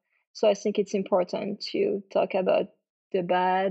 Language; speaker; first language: English; non-native, fluent; French